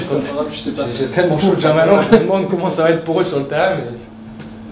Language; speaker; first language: French; native; French